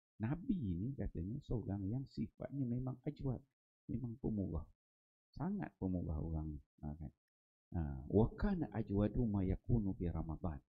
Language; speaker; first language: Malay; native; Malay